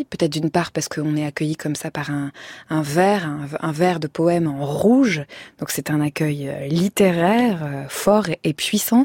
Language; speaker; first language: French; native; French